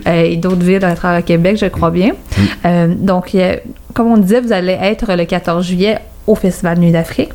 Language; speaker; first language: French; native; French